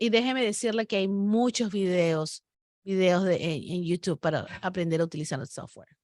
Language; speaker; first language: Spanish; native; Spanish